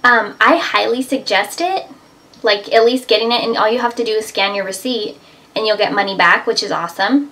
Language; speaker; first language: English; native; English